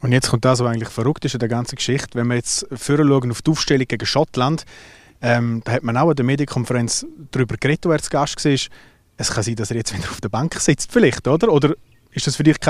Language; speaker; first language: German; native; German